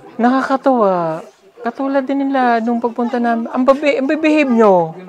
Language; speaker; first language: Filipino; native; Filipino